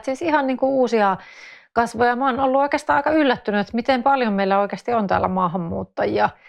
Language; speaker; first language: Finnish; native; Finnish